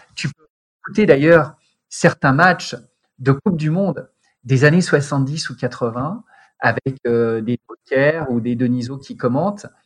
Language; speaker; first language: French; native; French